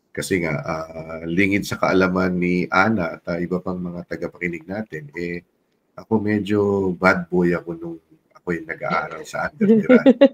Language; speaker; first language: Filipino; non-native, local second language; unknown